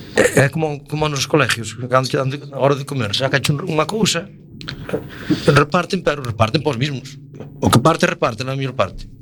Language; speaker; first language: Galician; native; Galician